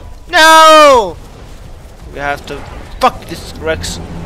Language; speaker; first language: English; non-native, learner; Azerbaijani